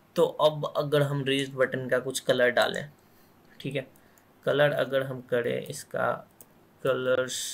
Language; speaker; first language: Hindi; native; Hindi